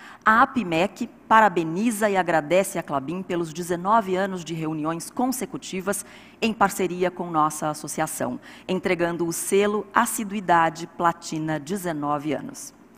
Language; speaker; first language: Portuguese; native; Portuguese